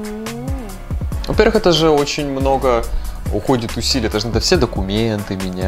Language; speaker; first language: Russian; native; Russian